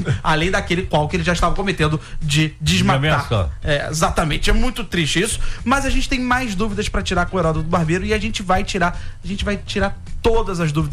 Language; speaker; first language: Portuguese; native; Portuguese